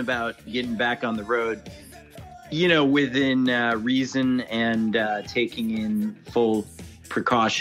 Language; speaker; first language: English; native; English